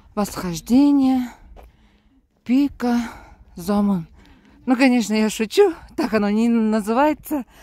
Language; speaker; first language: Russian; native; Russian